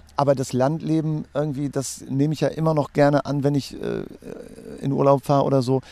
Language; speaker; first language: German; native; German